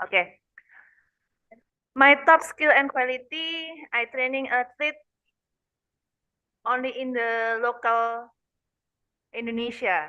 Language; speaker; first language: English; non-native, learner; Indonesian